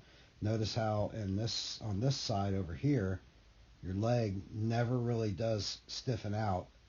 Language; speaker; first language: English; native; English